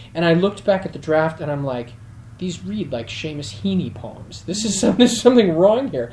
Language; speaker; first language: English; native; English